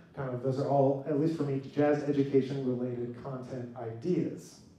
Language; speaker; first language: English; native; English